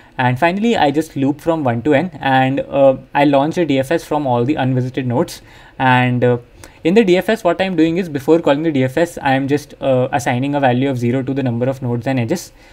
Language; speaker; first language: English; non-native, local second language; Hindi